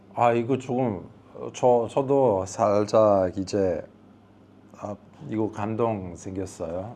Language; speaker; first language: Korean; non-native, learner; Italian